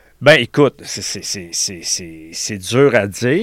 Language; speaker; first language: French; native; French